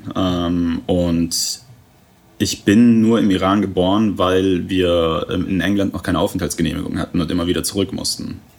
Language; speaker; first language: German; native; German